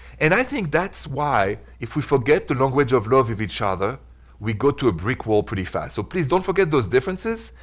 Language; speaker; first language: English; non-native, fluent; French